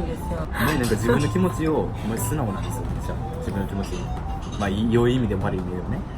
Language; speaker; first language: Japanese; native; Japanese